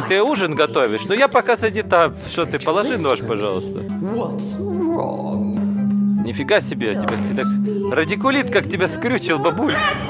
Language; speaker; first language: Russian; native; Russian